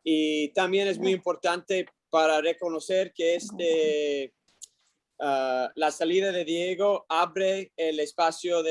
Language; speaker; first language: Spanish; non-native, learner; English